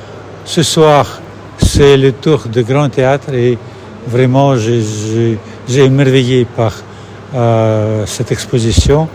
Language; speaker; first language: French; non-native, fluent; Russian